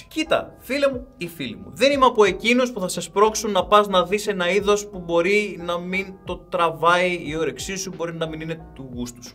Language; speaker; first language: Greek; native; Greek